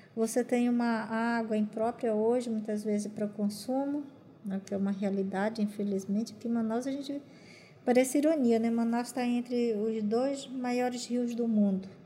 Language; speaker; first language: Portuguese; non-native, local second language; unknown